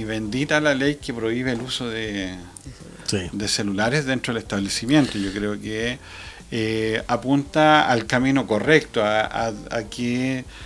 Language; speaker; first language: Spanish; native; Spanish